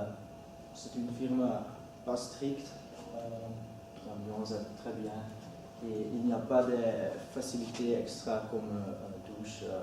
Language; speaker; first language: French; non-native, learner; Dutch